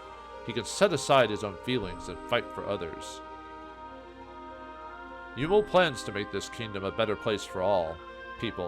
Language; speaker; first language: English; native; English